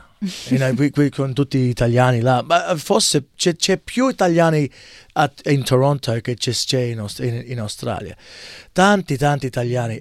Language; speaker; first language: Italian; early bilingual, heritage; English